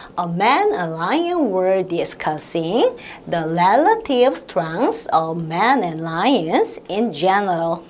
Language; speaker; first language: English; non-native, fluent; Korean